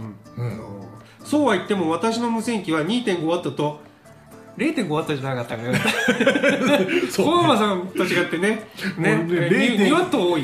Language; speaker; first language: Japanese; native; Japanese